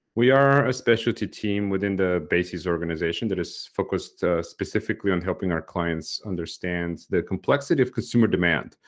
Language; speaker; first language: English; non-native, fluent; Bulgarian